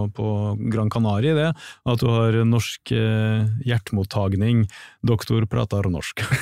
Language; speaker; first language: Norwegian; native; Norwegian